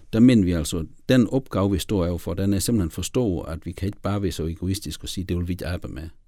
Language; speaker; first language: Danish; native; Danish